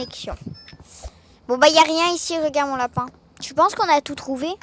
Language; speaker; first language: French; native; French